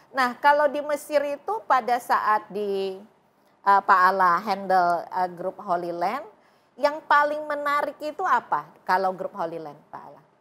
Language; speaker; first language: Indonesian; native; Indonesian